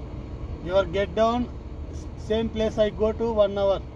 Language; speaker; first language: English; non-native, learner; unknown